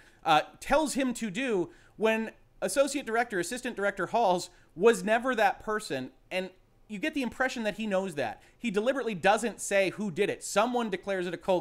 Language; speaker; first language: English; native; English